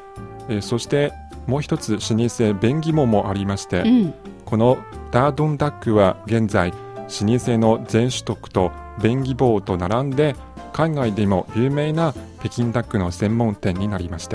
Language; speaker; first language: Japanese; non-native, fluent; Chinese